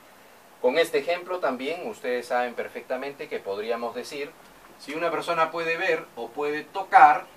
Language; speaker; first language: Spanish; native; Spanish